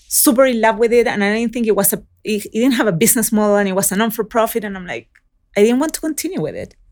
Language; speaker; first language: English; early bilingual, other home language; Spanish